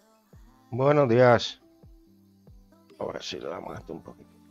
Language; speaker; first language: Spanish; native; Spanish